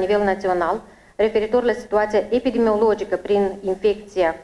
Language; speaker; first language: Romanian; native; Romanian